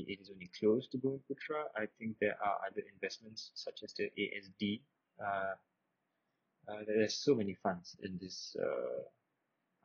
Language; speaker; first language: English; non-native, local second language; Malay